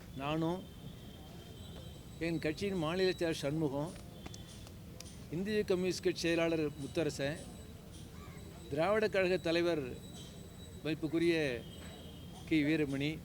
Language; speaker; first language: Tamil; native; Tamil